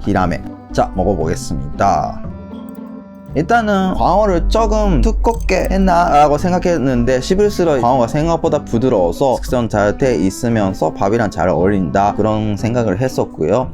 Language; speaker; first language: Korean; non-native, fluent; Japanese